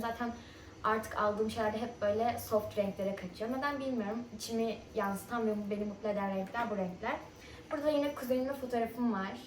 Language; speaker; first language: Turkish; early bilingual, other home language; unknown